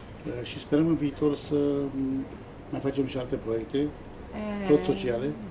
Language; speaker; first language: Italian; non-native, learner; Romanian